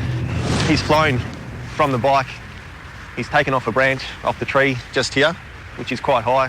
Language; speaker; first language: English; native; English